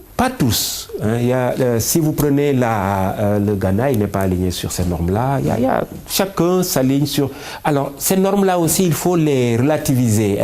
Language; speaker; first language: French; non-native, local second language; Wolof